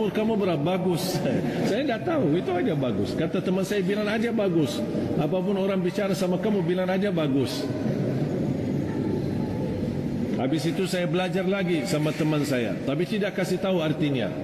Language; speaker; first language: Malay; non-native, fluent; Arabic